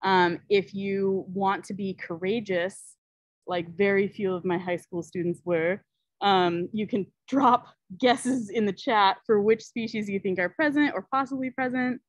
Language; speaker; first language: English; native; English